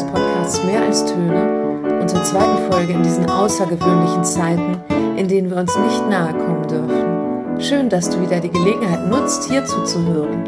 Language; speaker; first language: German; native; German